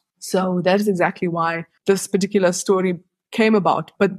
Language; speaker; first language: English; native; English